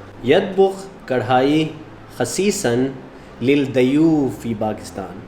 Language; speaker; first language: Arabic; non-native, learner; Urdu